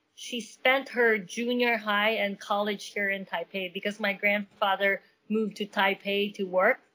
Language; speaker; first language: English; non-native, local second language; Min Nan Chinese